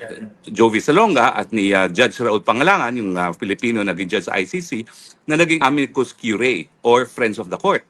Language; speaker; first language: Filipino; native; Filipino